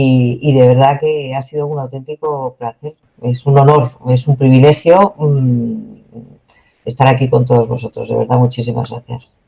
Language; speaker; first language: Spanish; native; Spanish